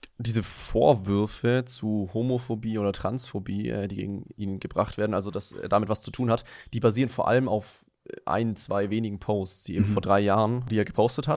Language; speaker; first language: German; native; German